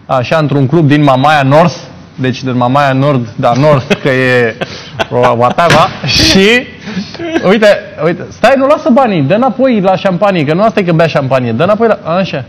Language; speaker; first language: Romanian; native; Romanian